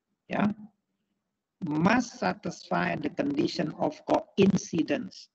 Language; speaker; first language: English; non-native, fluent; Indonesian